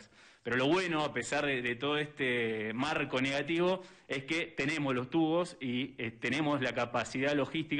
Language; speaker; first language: Spanish; native; Spanish